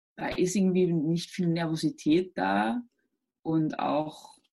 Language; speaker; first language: German; native; German